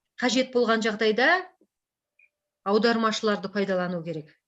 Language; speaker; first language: Kazakh; native; Kazakh